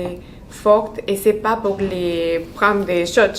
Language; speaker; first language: French; non-native, learner; Spanish